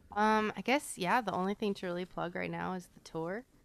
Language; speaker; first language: English; native; English